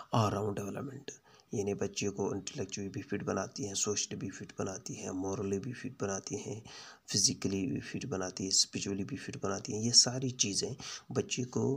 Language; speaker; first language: Urdu; non-native, local second language; Kashmiri